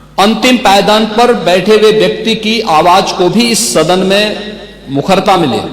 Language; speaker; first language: Hindi; native; Hindi